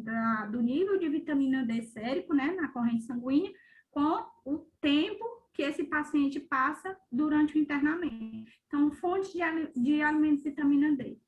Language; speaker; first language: Portuguese; native; Portuguese